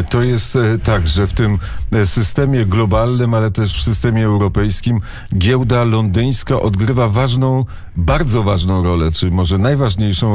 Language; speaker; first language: Polish; native; Polish